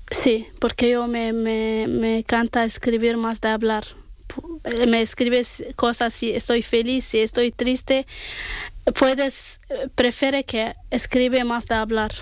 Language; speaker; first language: Spanish; non-native, learner; Arabic